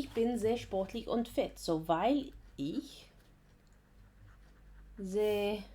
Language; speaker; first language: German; non-native, fluent; English